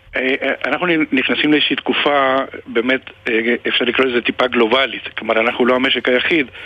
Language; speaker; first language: Hebrew; non-native, fluent; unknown